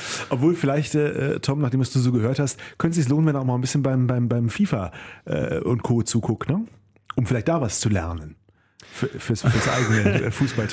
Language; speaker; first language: German; native; German